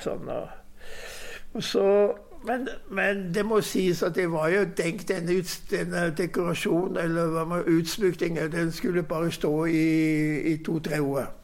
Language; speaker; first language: Norwegian; non-native, fluent; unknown